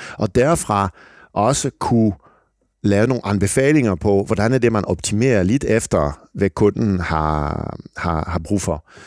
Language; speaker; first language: Danish; non-native, fluent; French